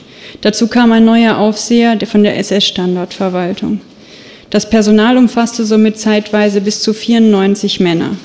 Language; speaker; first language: German; native; German